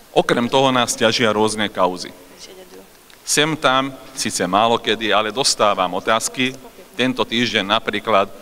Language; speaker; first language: Slovak; non-native, local second language; Hungarian